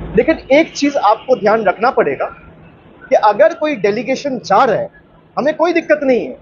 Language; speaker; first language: Hindi; non-native, local second language; Bangla